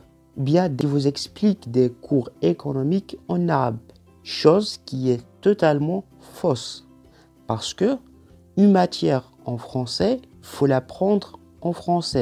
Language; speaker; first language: French; non-native, local second language; Arabic